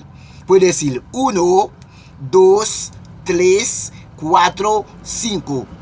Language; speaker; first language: Spanish; non-native, local second language; Haitian Creole